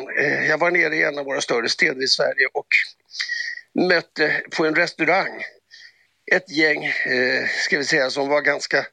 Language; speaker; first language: Swedish; native; Swedish